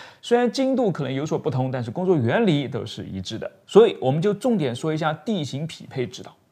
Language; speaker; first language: Chinese; native; Chinese